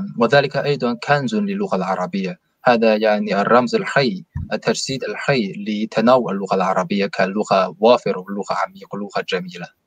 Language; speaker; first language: Arabic; non-native, fluent; Chinese